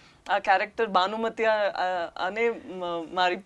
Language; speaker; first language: Telugu; non-native, learner; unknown